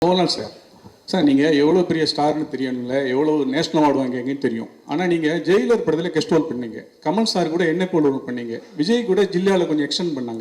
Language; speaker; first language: Tamil; native; Tamil